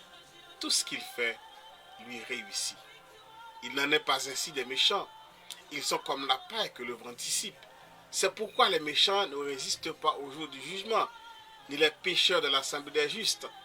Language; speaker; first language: French; non-native, local second language; Haitian Creole